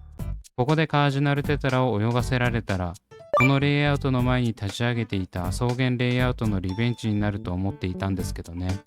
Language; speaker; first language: Japanese; native; Japanese